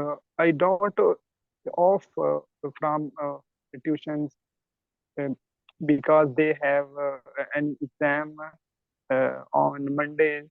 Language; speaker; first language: English; non-native, learner; Urdu